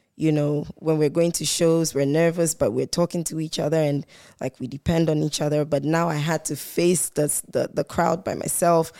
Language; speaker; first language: English; non-native, local second language; Ewe